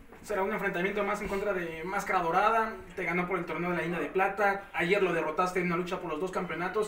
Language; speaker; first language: Spanish; native; Spanish